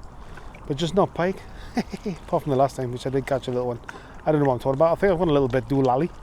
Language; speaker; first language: English; native; English